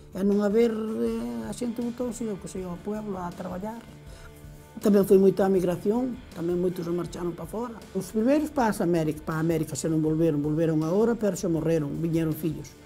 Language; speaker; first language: Galician; native; Galician